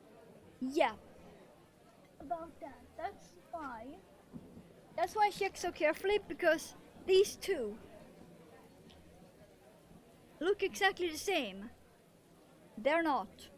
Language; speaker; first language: English; non-native, fluent; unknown